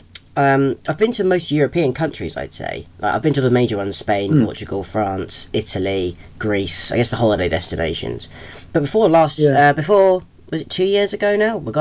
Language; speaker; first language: English; native; English